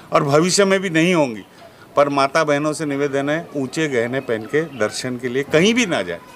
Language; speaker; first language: Hindi; non-native, local second language; Sindhi